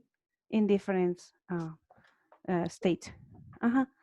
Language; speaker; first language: English; non-native, learner; Spanish